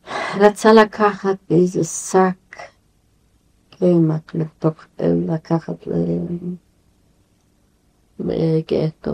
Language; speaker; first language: Hebrew; non-native, fluent; Yiddish